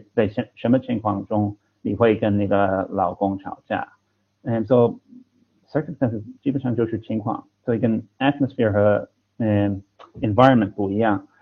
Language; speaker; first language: Chinese; non-native, fluent; English